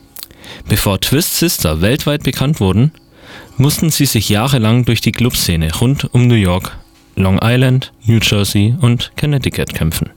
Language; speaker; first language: German; native; German